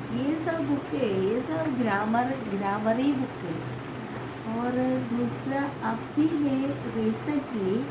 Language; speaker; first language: Hindi; non-native, local second language; Malayalam